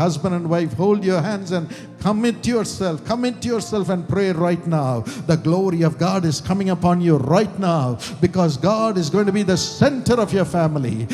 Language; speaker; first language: English; non-native, local second language; Tamil